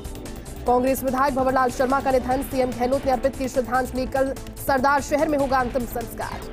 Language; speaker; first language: Hindi; native; Hindi